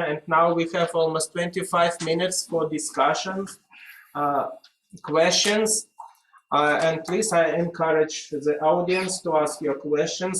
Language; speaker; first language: English; non-native, fluent; Russian